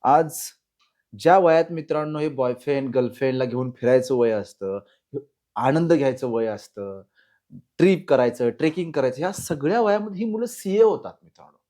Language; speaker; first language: Marathi; native; Marathi